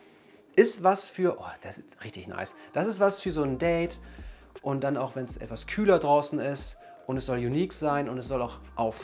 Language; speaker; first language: German; native; German